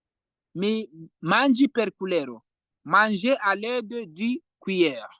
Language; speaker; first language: French; non-native, fluent; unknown